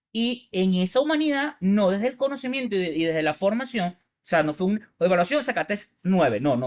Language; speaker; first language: Spanish; native; Spanish